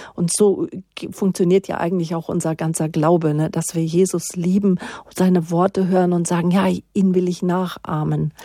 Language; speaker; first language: German; native; German